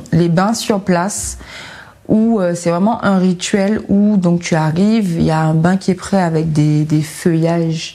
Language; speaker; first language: French; native; French